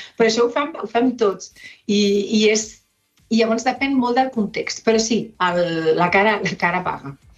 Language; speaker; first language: Catalan; non-native, local second language; Spanish